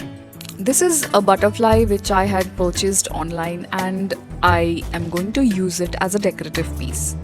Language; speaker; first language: English; non-native, local second language; Hindi